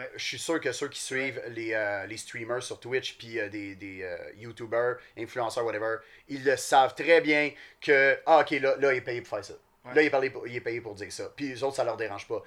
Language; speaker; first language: French; native; French